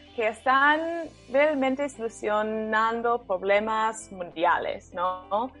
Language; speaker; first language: Spanish; non-native, fluent; English